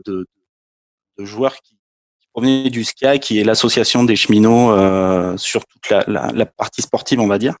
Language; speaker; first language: French; native; French